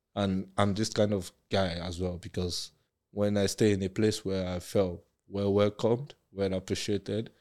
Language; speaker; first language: English; non-native, local second language; Yoruba